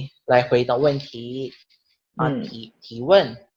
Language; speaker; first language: Chinese; non-native, learner; Filipino